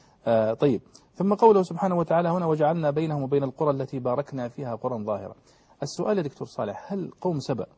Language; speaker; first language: Arabic; native; Arabic